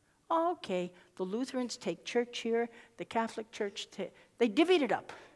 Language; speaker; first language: English; native; English